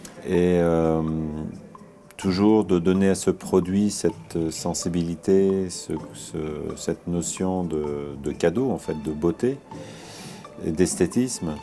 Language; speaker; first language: French; early bilingual, other home language; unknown